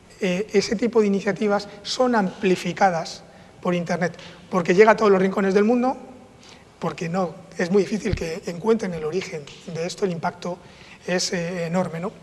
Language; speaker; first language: Spanish; native; Spanish